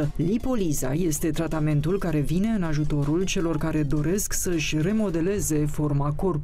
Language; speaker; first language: Romanian; native; Romanian